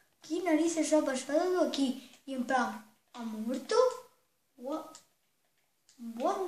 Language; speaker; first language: Spanish; native; Spanish